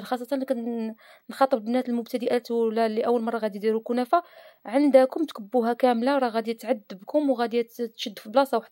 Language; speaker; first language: Arabic; native; Arabic